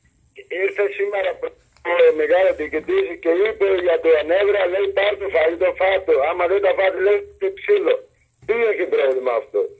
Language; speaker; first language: Greek; non-native, learner; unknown